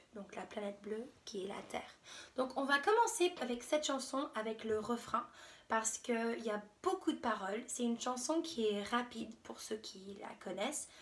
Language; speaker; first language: French; non-native, fluent; English